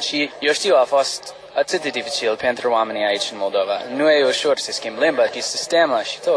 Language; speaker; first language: Romanian; non-native, learner; English